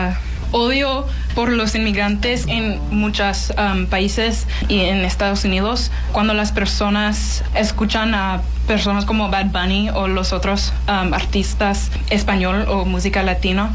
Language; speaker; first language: Spanish; non-native, learner; English